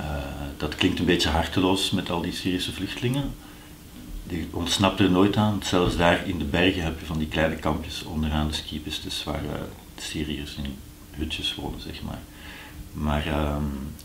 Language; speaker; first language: Dutch; native; Dutch